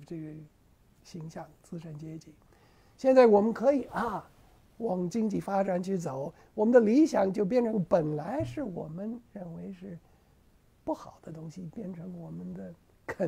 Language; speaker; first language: Chinese; non-native, fluent; English